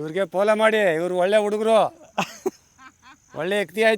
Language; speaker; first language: Kannada; native; Kannada